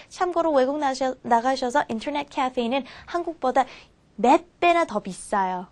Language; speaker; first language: Korean; native; Korean